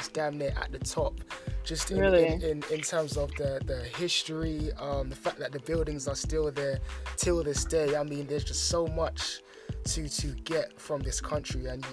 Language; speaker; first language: English; native; English